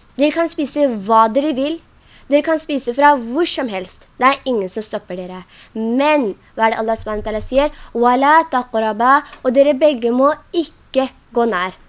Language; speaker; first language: Norwegian; non-native, local second language; Urdu